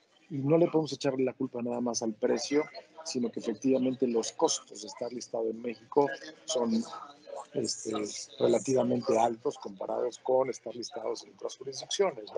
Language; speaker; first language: Spanish; native; Spanish